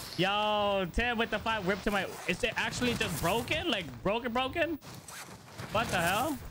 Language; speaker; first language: English; native; English